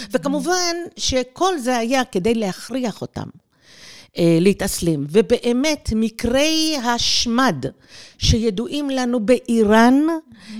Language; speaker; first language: Hebrew; early bilingual, other home language; Persian